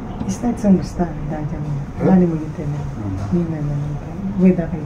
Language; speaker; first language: Japanese; non-native, learner; Filipino